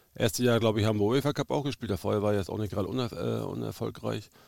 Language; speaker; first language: German; native; German